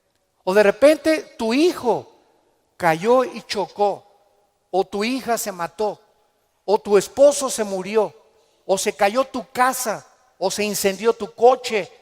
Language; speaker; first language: Spanish; native; Spanish